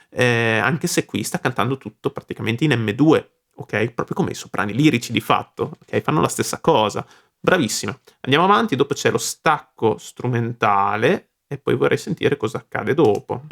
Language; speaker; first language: Italian; native; Italian